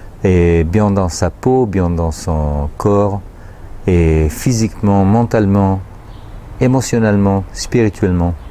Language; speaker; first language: French; non-native, fluent; Spanish